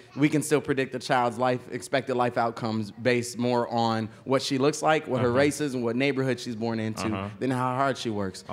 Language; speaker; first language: English; native; English